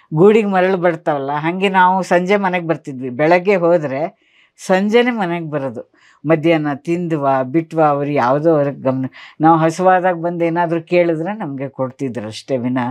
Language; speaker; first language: Kannada; native; Kannada